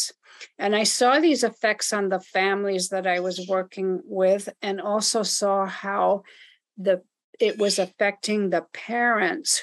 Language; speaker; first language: English; non-native, fluent; Spanish